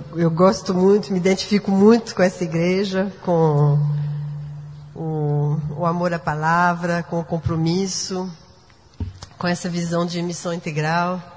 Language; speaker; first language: Portuguese; non-native, fluent; French